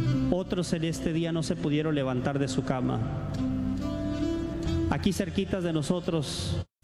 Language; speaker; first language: Spanish; native; Spanish